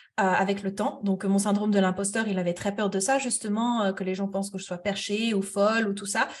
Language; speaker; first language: French; native; French